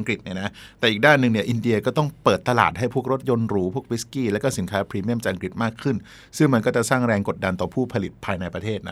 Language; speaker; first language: Thai; native; Thai